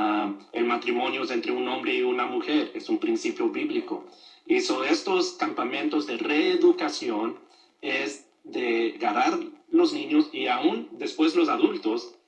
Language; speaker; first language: Spanish; early bilingual, other home language; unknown